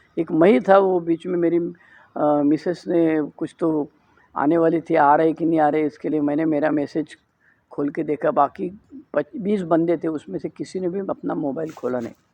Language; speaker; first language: Hindi; non-native, local second language; Marathi